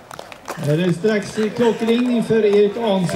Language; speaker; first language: Swedish; native; Swedish